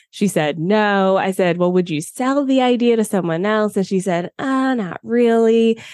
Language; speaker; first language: English; native; English